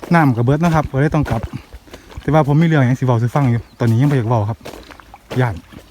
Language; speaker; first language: Thai; native; Thai